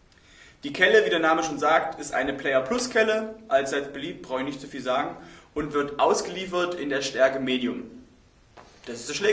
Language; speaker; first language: German; native; German